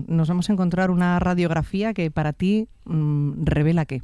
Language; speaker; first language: Spanish; native; Spanish